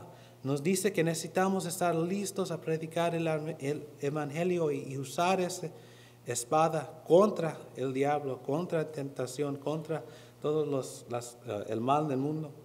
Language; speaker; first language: Spanish; non-native, learner; English